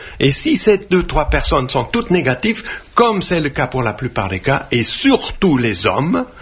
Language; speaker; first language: French; non-native, fluent; German